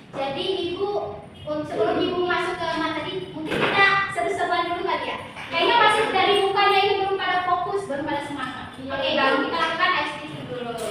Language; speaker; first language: Indonesian; native; Indonesian